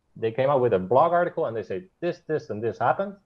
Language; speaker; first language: English; non-native, fluent; Dutch